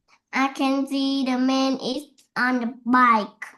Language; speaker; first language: English; non-native, learner; Vietnamese